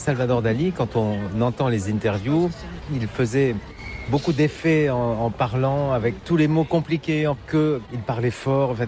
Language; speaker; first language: French; native; French